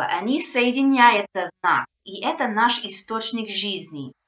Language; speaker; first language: Russian; non-native, fluent; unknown